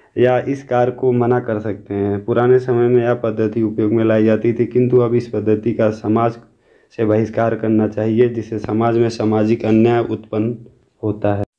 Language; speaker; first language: Hindi; native; Hindi